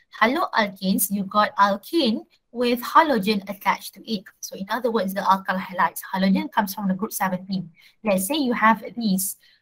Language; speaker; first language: English; non-native, local second language; Malay